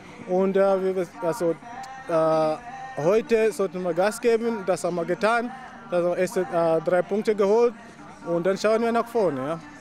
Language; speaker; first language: German; non-native, fluent; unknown